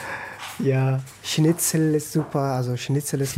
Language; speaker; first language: German; non-native, fluent; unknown